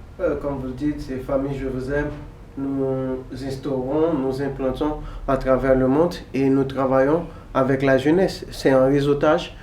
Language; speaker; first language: French; non-native, local second language; Haitian Creole